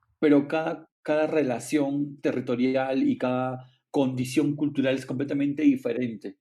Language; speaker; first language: Spanish; native; Spanish